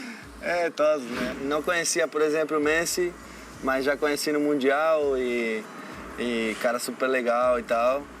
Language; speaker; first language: Portuguese; non-native, local second language; Spanish